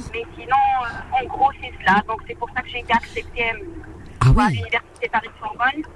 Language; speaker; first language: French; non-native, local second language; Arabic